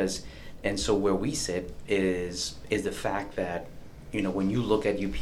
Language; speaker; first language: English; native; English